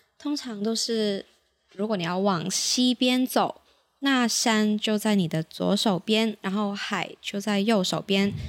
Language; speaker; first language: Chinese; non-native, local second language; Cantonese